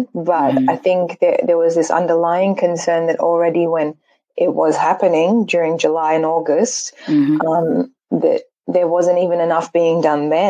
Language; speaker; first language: English; early bilingual, other home language; Persian